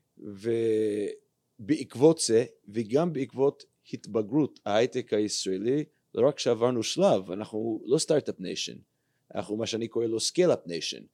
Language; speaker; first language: Hebrew; non-native, fluent; English